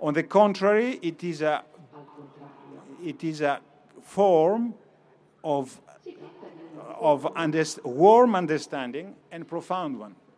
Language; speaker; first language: English; non-native, fluent; Greek